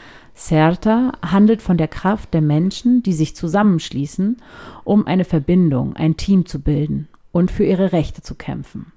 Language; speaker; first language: German; native; German